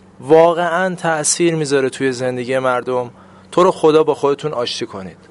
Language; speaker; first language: Persian; native; Persian